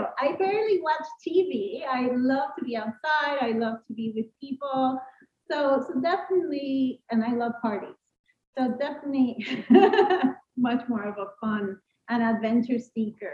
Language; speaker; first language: English; non-native, fluent; Spanish